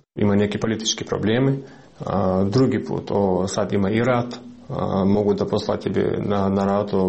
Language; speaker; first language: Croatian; non-native, learner; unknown